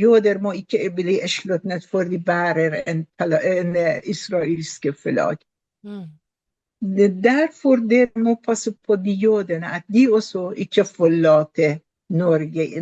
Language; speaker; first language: Norwegian; non-native, fluent; Persian